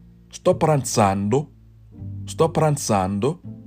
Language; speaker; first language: Italian; non-native, learner; English